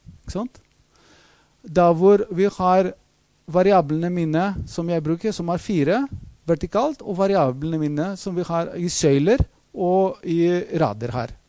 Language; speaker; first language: Norwegian; non-native, fluent; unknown